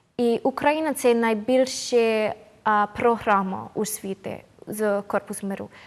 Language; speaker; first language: Ukrainian; non-native, learner; English